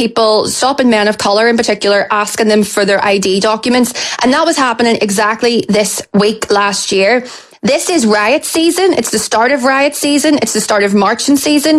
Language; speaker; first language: English; native; English